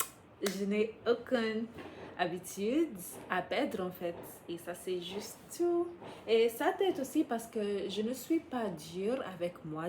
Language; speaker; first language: French; non-native, fluent; English